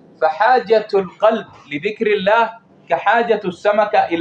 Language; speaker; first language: Arabic; native; Arabic